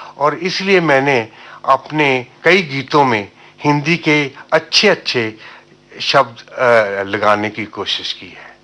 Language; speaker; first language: Urdu; non-native, local second language; Punjabi